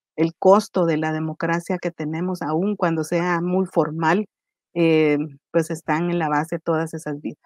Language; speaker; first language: Spanish; native; Spanish